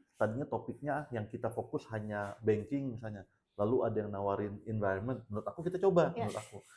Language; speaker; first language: Indonesian; native; Indonesian